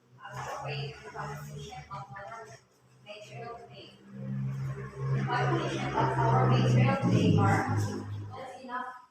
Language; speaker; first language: English; non-native, learner; Indonesian